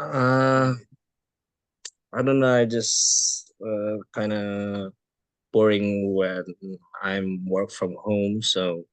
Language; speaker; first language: English; non-native, learner; Indonesian